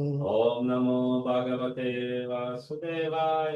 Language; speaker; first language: Russian; native; Russian